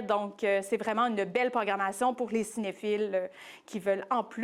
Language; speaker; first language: French; native; French